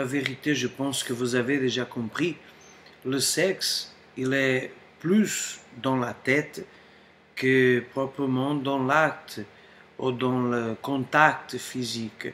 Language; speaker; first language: French; non-native, fluent; Portuguese